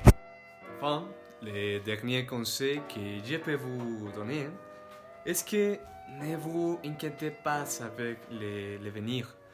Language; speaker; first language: French; non-native, learner; Spanish